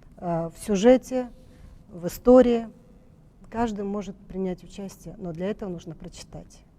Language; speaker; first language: Russian; native; Russian